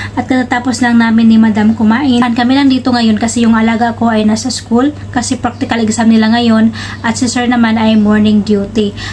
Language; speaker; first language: Filipino; non-native, local second language; Cebuano